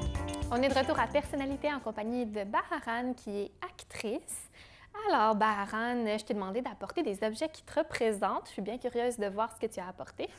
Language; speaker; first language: French; native; French